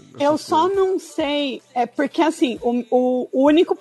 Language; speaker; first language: Portuguese; native; Portuguese